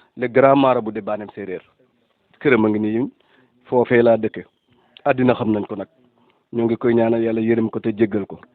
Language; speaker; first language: Wolof; non-native, local second language; Serer